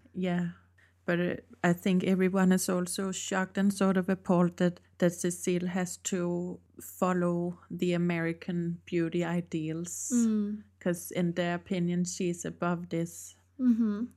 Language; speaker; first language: English; non-native, fluent; Danish